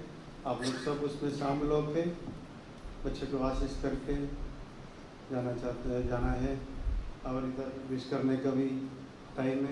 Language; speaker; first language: Hindi; non-native, local second language; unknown